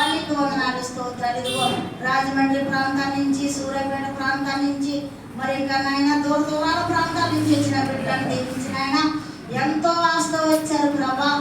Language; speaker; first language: Telugu; native; Telugu